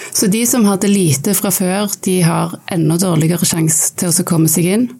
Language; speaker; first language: Norwegian; native; Norwegian